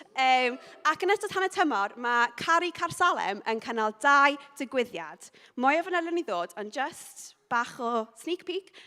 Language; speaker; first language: Welsh; non-native, local second language; English